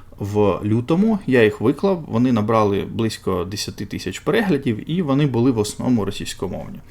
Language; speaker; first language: Ukrainian; non-native, local second language; Russian